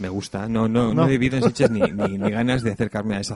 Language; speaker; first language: Spanish; native; Spanish